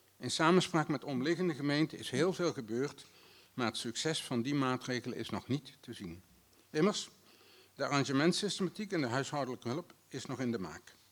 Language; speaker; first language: Dutch; native; Dutch